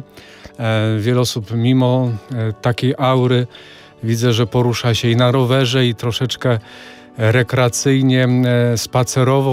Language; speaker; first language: Polish; native; Polish